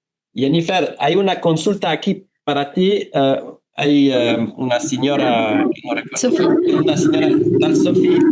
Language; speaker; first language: Spanish; non-native, fluent; French